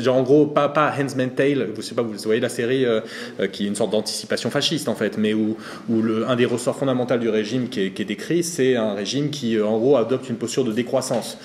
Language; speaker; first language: French; native; French